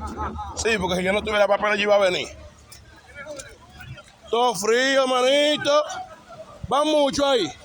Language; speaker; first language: Spanish; non-native, fluent; Haitian Creole